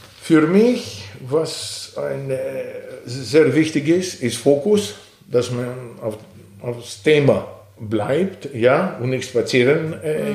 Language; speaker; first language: German; non-native, fluent; Greek